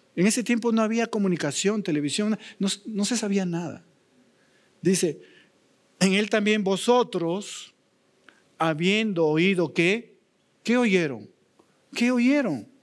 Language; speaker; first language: Spanish; native; Spanish